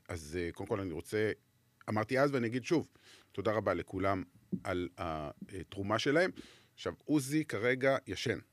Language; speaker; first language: Hebrew; native; Hebrew